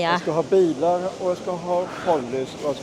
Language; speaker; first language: Swedish; native; Swedish